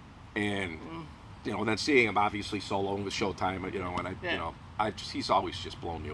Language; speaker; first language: English; native; English